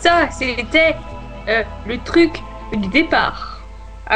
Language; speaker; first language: French; native; French